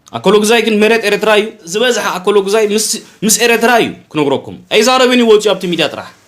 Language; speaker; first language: Tigrinya; early bilingual, heritage; Tigrinya